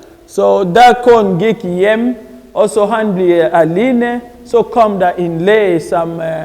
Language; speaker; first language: Danish; non-native, learner; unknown